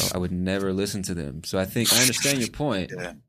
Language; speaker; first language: English; native; English